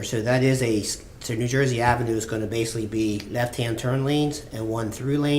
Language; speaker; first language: English; native; English